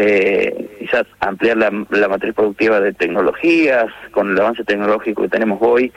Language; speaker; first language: Spanish; native; Spanish